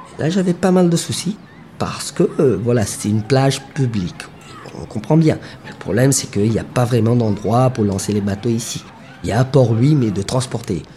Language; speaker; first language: French; non-native, local second language; Morisyen